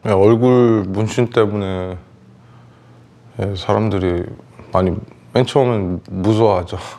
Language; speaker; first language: Korean; early bilingual, heritage; Korean